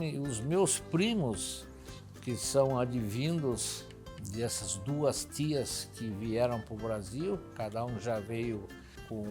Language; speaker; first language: Portuguese; early bilingual, other home language; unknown